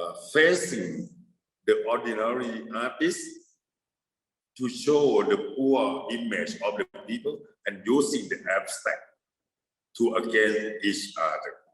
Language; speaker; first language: English; non-native, fluent; Thai